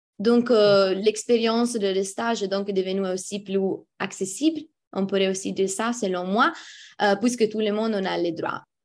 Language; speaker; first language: French; non-native, fluent; Italian